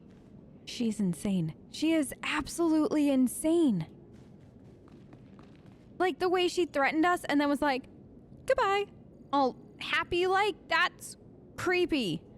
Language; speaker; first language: English; native; English